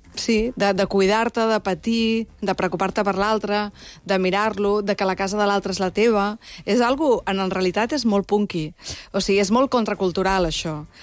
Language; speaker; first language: Catalan; native; Catalan